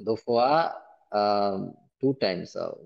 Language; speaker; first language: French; non-native, learner; Bangla